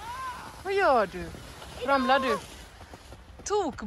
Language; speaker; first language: Swedish; native; Swedish